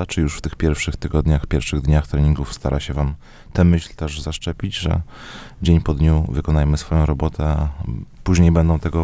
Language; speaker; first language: Polish; native; Polish